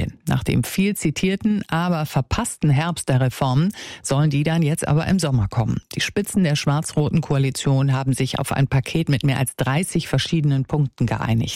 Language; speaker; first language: German; native; German